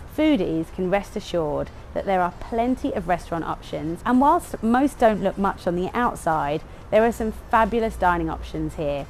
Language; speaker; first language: English; native; English